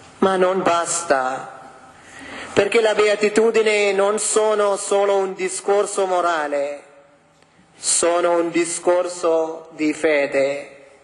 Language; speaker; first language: Italian; non-native, fluent; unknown